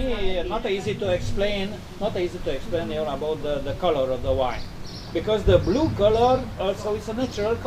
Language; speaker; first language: English; non-native, learner; Romanian